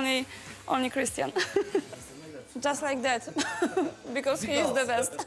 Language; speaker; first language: English; non-native, learner; Polish